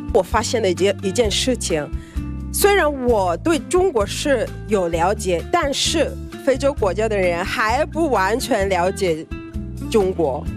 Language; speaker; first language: Chinese; non-native, fluent; Swahili